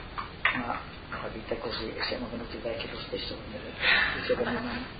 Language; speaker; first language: Italian; non-native, local second language; Friulian